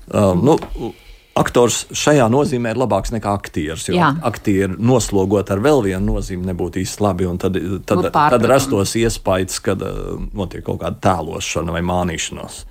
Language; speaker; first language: Latvian; native; Latvian